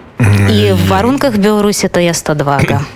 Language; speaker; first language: Polish; non-native, fluent; Belarusian